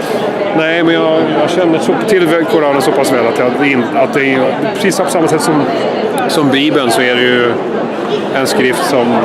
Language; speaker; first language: Swedish; native; Swedish